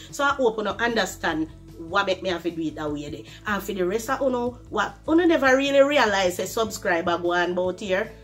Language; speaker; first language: English; non-native, local second language; Jamaican Creole English